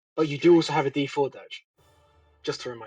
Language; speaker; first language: English; native; English